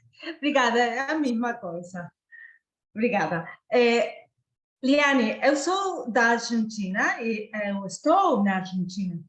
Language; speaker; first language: Portuguese; non-native, fluent; Spanish